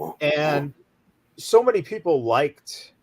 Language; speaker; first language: English; native; English